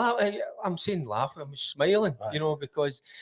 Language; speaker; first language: English; native; English